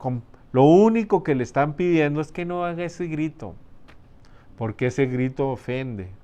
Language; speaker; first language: Spanish; native; Spanish